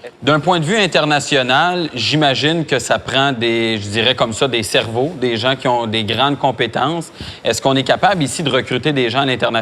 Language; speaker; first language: French; native; French